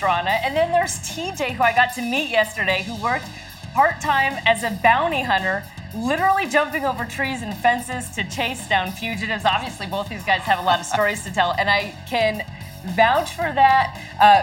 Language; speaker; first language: English; native; English